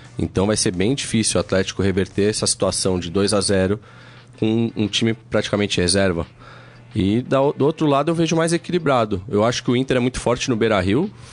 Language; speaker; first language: Portuguese; native; Portuguese